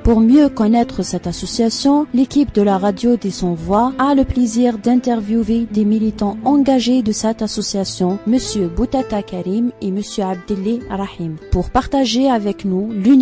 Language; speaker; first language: French; non-native, local second language; Arabic